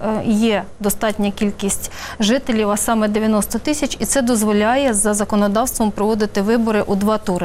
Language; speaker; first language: Ukrainian; native; Ukrainian